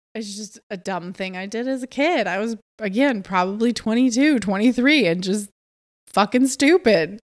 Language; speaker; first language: English; native; English